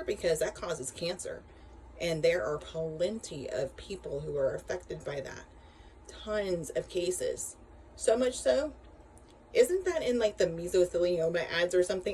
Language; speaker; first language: English; native; English